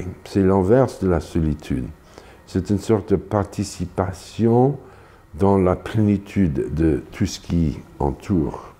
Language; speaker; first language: French; non-native, fluent; English